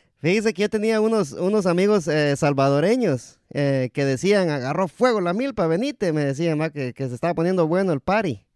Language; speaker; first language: Spanish; native; Spanish